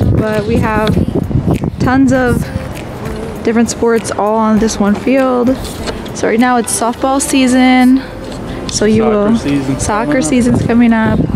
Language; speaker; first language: English; native; English